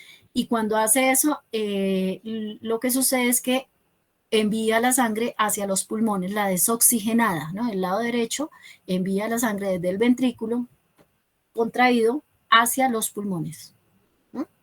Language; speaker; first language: Spanish; native; Spanish